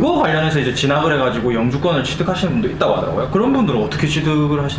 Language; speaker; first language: Korean; native; Korean